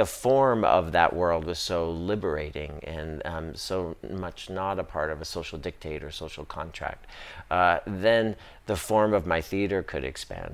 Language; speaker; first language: English; native; English